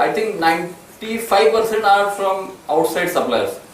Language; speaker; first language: English; non-native, local second language; Marathi